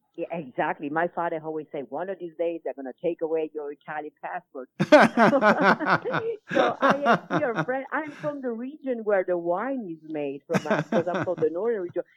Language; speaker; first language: English; non-native, fluent; Italian